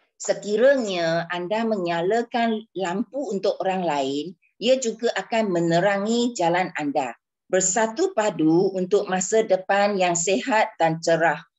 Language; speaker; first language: Malay; non-native, local second language; Chinese